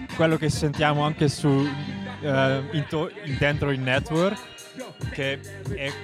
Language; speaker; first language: Italian; non-native, fluent; Dutch